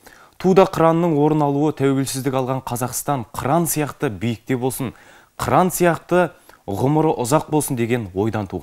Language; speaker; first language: Kazakh; native; Kazakh